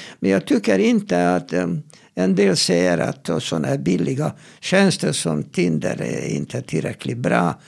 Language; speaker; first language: Swedish; non-native, fluent; Hungarian